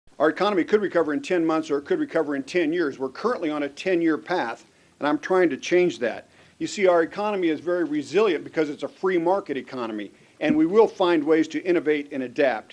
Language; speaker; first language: English; native; English